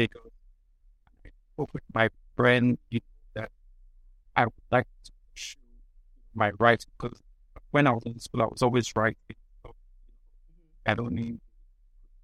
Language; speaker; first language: English; non-native, local second language; Igbo